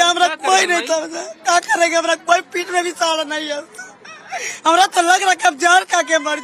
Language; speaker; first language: Hindi; non-native, local second language; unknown